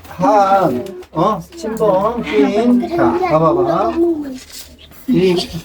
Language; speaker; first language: Korean; native; Korean